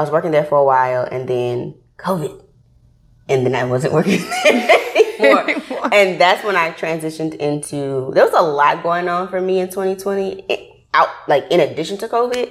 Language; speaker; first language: English; native; English